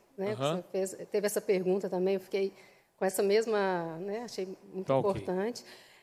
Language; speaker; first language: Portuguese; native; Portuguese